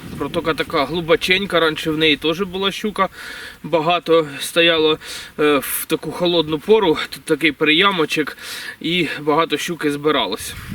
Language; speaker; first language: Ukrainian; native; Ukrainian